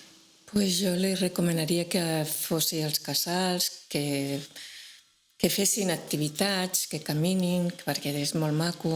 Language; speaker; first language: Catalan; non-native, local second language; Spanish